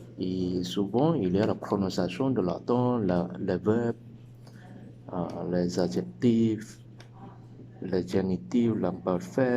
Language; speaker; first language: French; non-native, learner; Chinese